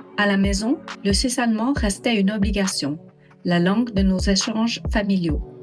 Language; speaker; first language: French; non-native, local second language; Swiss German